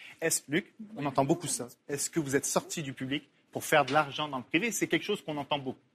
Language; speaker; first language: French; native; French